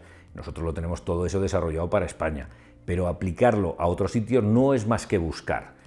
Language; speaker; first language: Spanish; native; Spanish